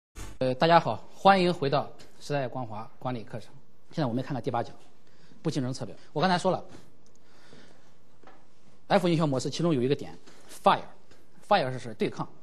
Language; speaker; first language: Chinese; native; Chinese